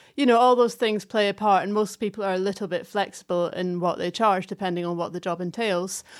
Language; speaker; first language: English; native; English